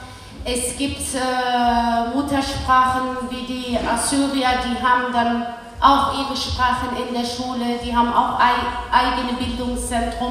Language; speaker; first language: German; early bilingual, other home language; Kurdish